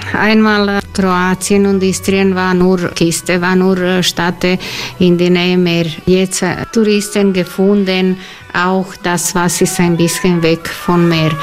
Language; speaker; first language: German; non-native, learner; Croatian